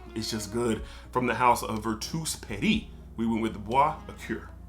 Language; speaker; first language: English; native; English